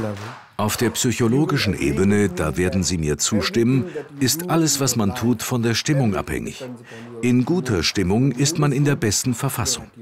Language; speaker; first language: German; native; German